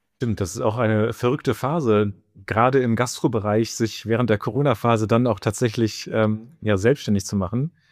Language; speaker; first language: German; native; German